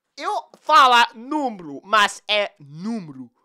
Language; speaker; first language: Portuguese; non-native, learner; English